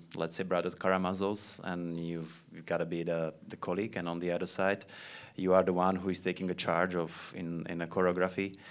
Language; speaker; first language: English; non-native, learner; Slovak